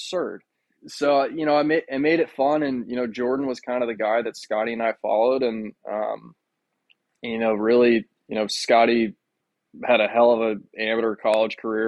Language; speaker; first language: English; native; English